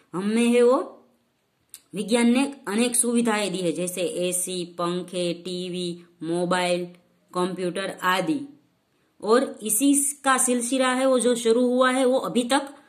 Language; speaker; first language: Hindi; non-native, local second language; Gujarati